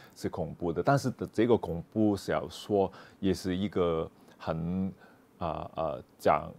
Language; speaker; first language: Chinese; non-native, local second language; Cantonese